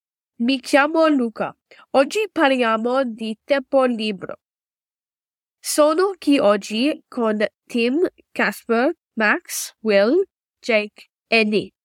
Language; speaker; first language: Italian; non-native, learner; English